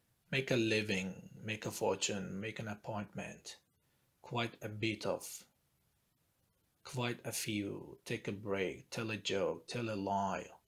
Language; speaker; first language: English; non-native, fluent; Azerbaijani